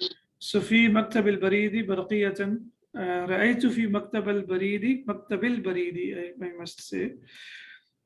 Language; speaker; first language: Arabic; non-native, fluent; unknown